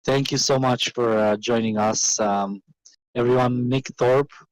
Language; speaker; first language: English; non-native, fluent; Romanian